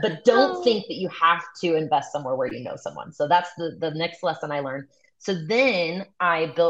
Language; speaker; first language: English; native; English